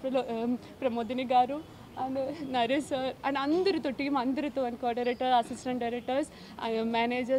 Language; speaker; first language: Telugu; non-native, learner; Malayalam